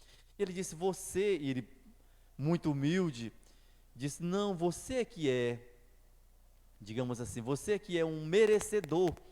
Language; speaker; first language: Portuguese; native; Portuguese